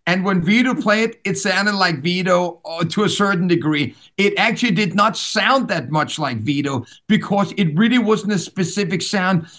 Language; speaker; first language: English; non-native, fluent; Danish